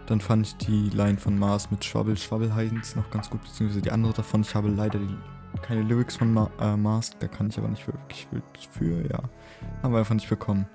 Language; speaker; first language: German; native; German